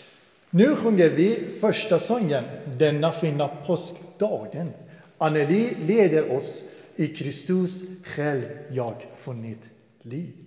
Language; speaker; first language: Swedish; non-native, fluent; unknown